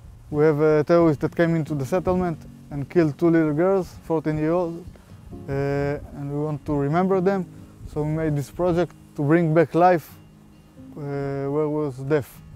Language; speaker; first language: English; non-native, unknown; Hebrew